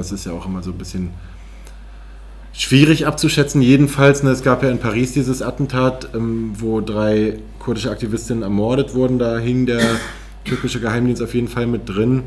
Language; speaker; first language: German; native; German